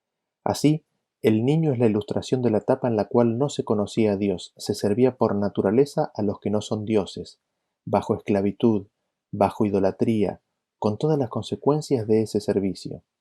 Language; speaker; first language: Spanish; native; Spanish